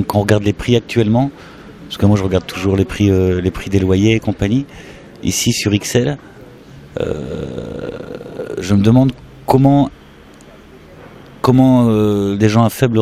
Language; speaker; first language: French; native; French